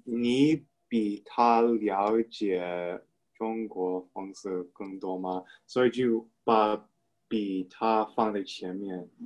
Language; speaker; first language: Chinese; non-native, learner; English